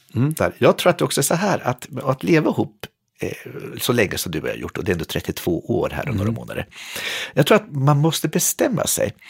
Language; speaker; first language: Swedish; native; Swedish